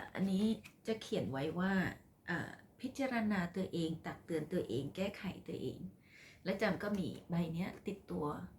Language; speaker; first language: Thai; non-native, local second language; Khmer